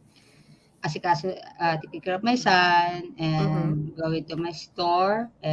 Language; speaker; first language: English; non-native, learner; Filipino